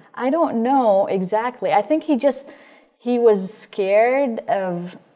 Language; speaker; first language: English; non-native, fluent; Arabic